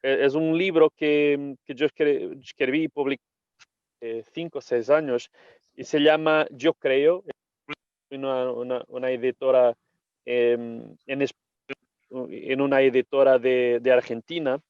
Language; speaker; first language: Spanish; non-native, fluent; Portuguese